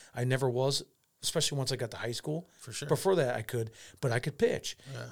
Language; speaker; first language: English; native; English